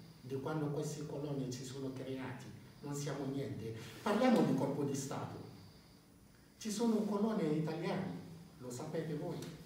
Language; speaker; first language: Italian; non-native, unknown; French